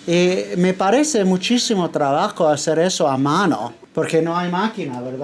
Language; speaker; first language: Spanish; non-native, learner; English